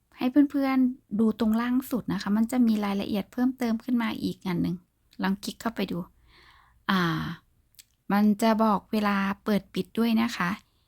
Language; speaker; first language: Thai; native; Thai